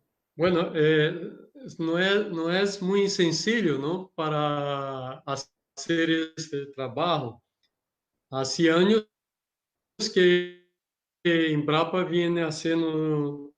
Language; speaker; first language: Spanish; non-native, learner; Portuguese